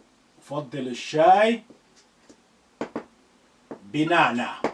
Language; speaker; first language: Arabic; non-native, fluent; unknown